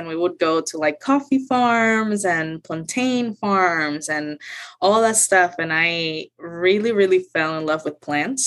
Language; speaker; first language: English; non-native, fluent; Spanish